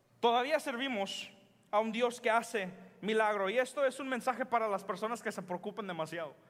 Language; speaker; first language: Spanish; early bilingual, heritage; Spanish